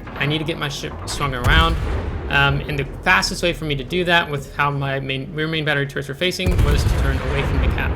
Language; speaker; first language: English; native; English